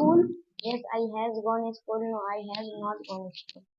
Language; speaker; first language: English; non-native, learner; Hindi